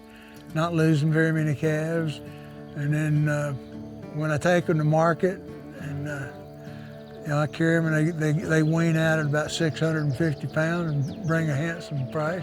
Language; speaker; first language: English; native; English